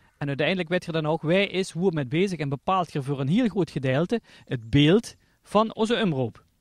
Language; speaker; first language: Dutch; native; Dutch